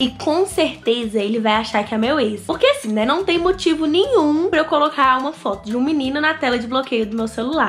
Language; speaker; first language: Portuguese; native; Portuguese